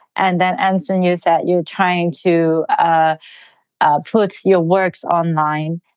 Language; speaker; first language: English; non-native, local second language; Cantonese